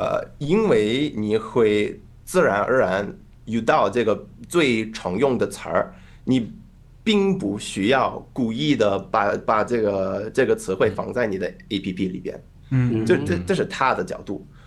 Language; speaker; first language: Chinese; non-native, fluent; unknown